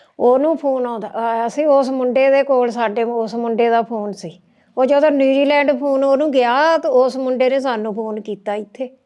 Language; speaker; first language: Punjabi; native; Punjabi